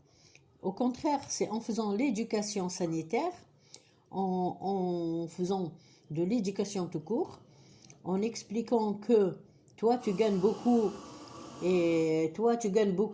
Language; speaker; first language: French; non-native, local second language; Kabyle